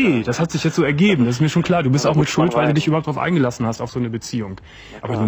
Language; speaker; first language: German; native; German